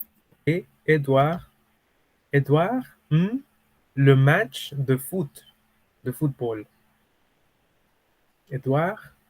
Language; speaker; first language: French; non-native, fluent; Spanish